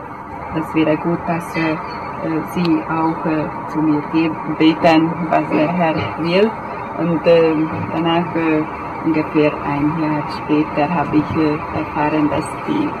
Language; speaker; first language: German; non-native, learner; Hungarian